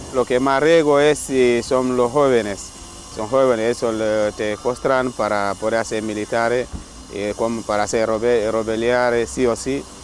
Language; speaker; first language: Spanish; non-native, fluent; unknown